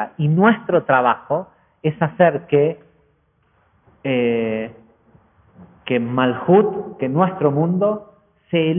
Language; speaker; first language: Spanish; native; Spanish